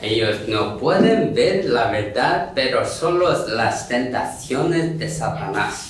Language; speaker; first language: Spanish; non-native, learner; Korean